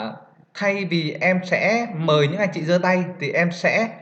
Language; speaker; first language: Vietnamese; native; Vietnamese